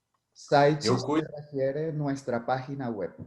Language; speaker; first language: Portuguese; non-native, fluent; Spanish